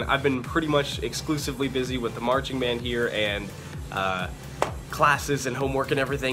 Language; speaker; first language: English; native; English